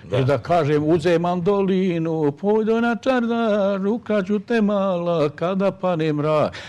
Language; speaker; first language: Bosnian; native; Bosnian